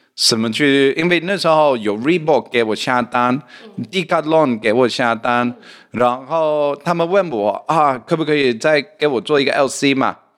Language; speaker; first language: Chinese; non-native, fluent; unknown